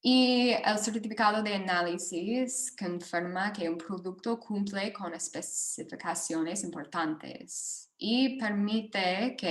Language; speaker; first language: Spanish; non-native, fluent; English